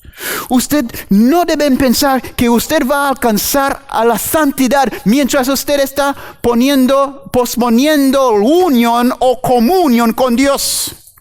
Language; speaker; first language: Spanish; non-native, learner; English